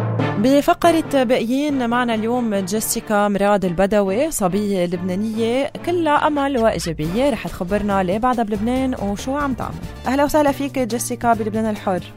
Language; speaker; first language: Arabic; native; Arabic